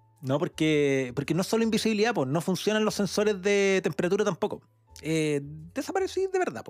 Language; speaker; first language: Spanish; native; Spanish